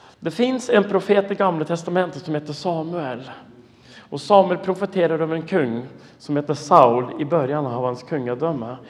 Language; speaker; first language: Swedish; non-native, fluent; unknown